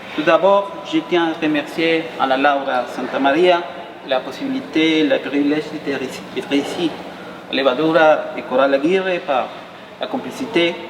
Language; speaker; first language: French; non-native, learner; Spanish